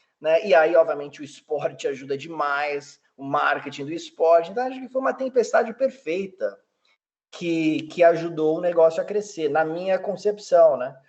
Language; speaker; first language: Portuguese; early bilingual, heritage; Portuguese